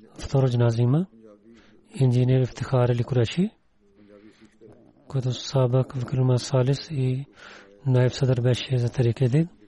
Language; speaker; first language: Bulgarian; non-native, learner; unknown